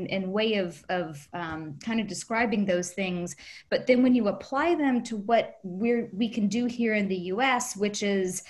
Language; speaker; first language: English; native; English